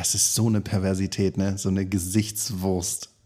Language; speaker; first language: German; native; German